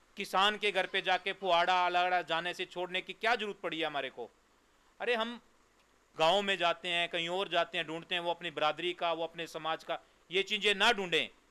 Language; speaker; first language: Hindi; non-native, local second language; Punjabi